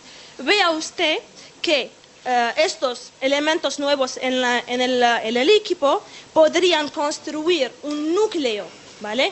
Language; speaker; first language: Spanish; non-native, fluent; Arabic